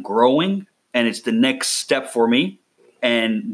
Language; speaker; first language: English; non-native, fluent; Arabic